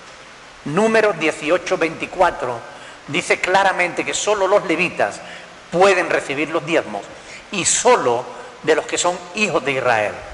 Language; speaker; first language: Spanish; native; Spanish